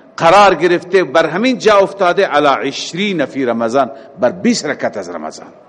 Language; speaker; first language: Persian; native; Persian